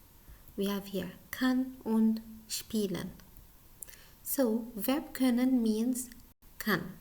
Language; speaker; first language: German; non-native, learner; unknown